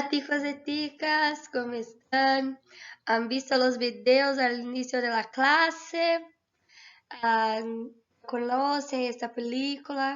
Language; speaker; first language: Spanish; non-native, fluent; Portuguese